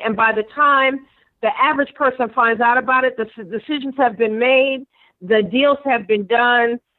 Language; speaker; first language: English; native; English